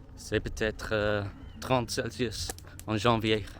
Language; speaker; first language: French; non-native, learner; English